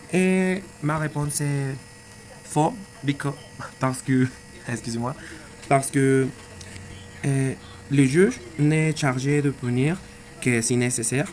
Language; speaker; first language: French; non-native, learner; Spanish